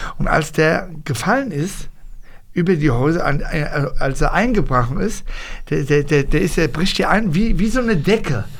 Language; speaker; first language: German; early bilingual, other home language; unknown